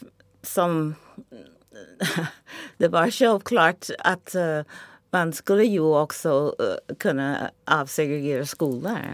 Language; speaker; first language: Swedish; non-native, fluent; English